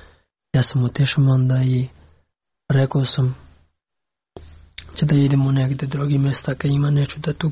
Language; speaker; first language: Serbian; non-native, learner; Pashto